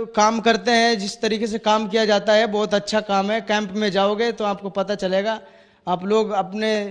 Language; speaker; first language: Hindi; native; Hindi